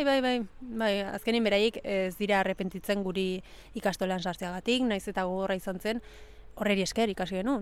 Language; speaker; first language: Basque; early bilingual, other home language; Spanish